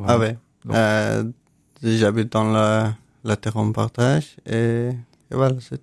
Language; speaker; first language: French; non-native, learner; Persian